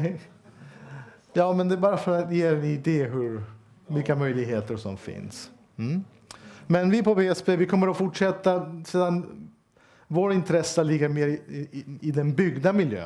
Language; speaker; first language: Swedish; non-native, fluent; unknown